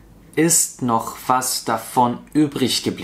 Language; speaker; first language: German; non-native, fluent; Russian